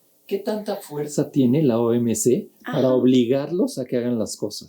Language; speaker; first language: Spanish; native; Spanish